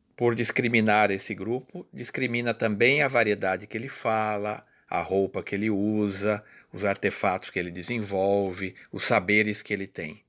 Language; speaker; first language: Portuguese; native; Portuguese